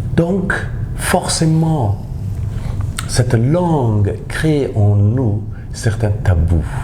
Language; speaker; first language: French; non-native, fluent; Persian